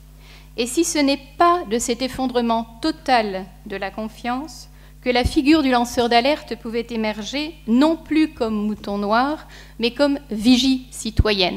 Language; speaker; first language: French; native; French